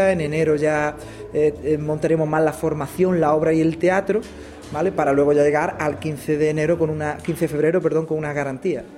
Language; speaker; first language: Spanish; native; Spanish